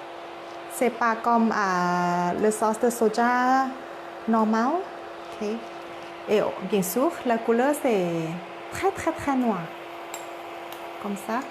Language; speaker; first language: French; non-native, learner; Thai